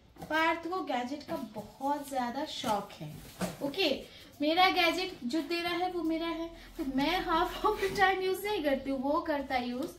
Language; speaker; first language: Hindi; non-native, local second language; Bangla